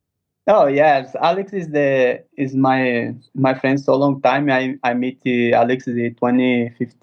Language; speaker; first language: English; non-native, learner; Portuguese